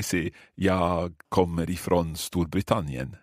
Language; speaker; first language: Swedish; non-native, learner; English